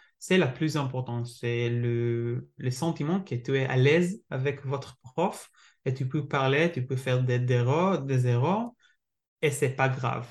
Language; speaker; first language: French; non-native, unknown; Hebrew